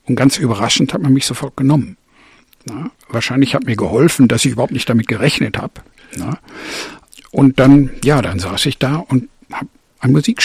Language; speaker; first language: German; native; German